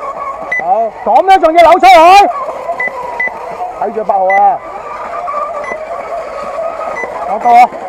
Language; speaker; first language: Cantonese; native; Cantonese